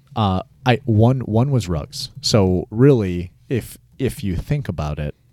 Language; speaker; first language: English; native; English